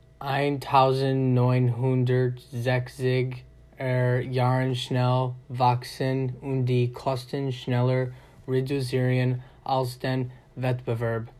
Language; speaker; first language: German; non-native, learner; English